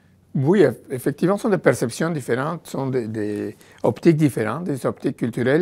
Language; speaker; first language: French; non-native, fluent; Spanish